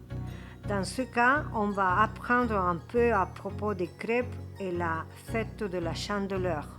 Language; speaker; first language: French; non-native, fluent; Spanish